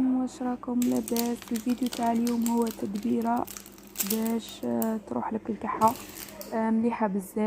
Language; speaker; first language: Arabic; native; Arabic